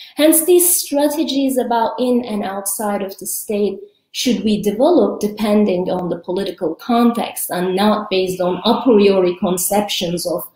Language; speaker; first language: English; early bilingual, other home language; Kurdish